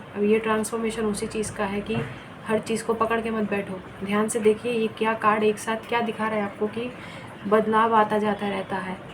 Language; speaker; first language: Hindi; non-native, local second language; Bangla